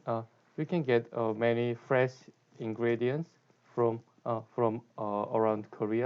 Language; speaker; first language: English; non-native, learner; Korean